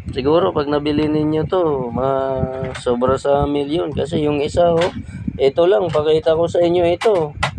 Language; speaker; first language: Filipino; native; Filipino